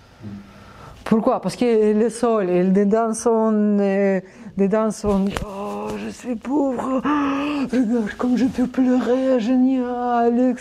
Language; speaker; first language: French; non-native, learner; Russian